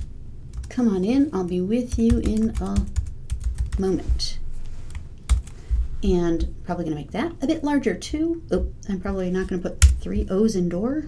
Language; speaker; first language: English; native; English